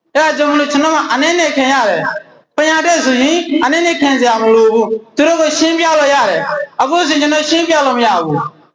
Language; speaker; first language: Burmese; non-native, local second language; Rohingya